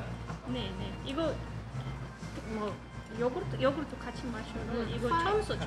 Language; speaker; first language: Korean; non-native, learner; Russian